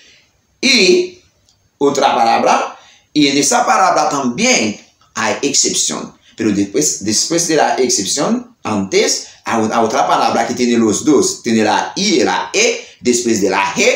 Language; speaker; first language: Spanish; non-native, learner; Haitian Creole